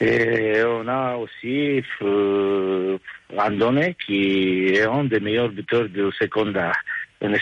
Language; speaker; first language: French; non-native, fluent; Romanian